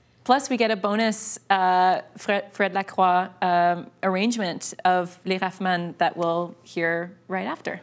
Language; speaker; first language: English; early bilingual, other home language; French